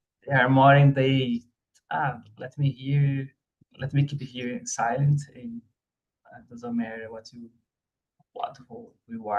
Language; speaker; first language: English; non-native, fluent; Portuguese